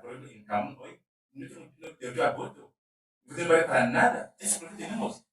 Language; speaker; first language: Spanish; non-native, learner; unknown